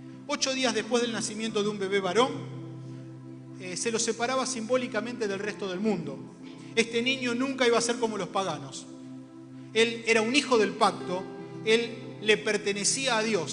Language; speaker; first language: Spanish; native; Spanish